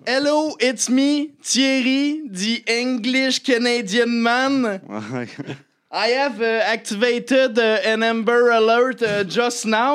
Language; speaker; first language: English; non-native, fluent; French